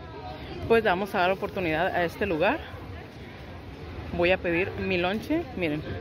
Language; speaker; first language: Spanish; native; Spanish